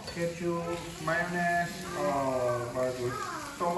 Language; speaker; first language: Indonesian; non-native, learner; Dutch